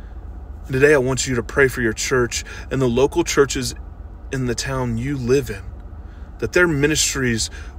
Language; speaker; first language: English; native; English